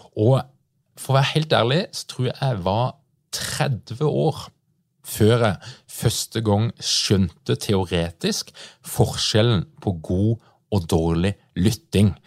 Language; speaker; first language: Norwegian; native; Norwegian